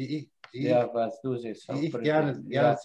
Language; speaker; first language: German; native; German